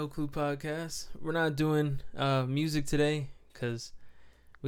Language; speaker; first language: English; native; English